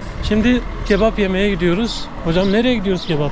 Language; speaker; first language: Turkish; native; Turkish